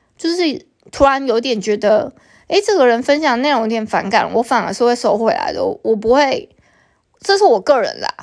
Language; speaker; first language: Chinese; non-native, local second language; Min Nan Chinese